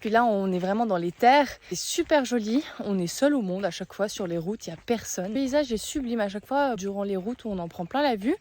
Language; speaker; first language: French; native; French